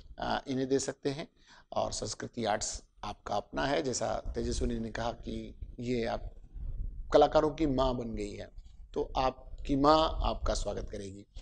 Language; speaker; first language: Hindi; native; Hindi